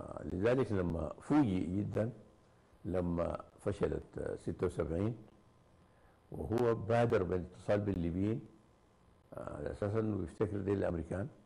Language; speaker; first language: Arabic; native; Arabic